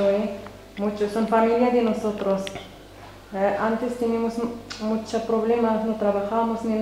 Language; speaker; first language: Spanish; non-native, fluent; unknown